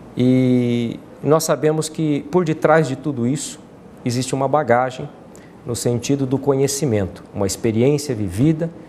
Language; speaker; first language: Portuguese; native; Portuguese